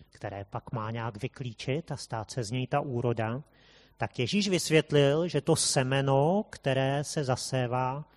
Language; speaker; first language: Czech; native; Czech